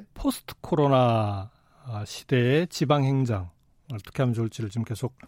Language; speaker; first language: Korean; native; Korean